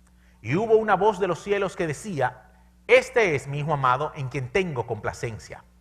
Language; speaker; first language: Spanish; native; Spanish